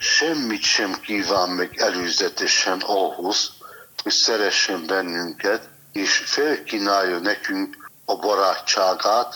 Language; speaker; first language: Hungarian; native; Hungarian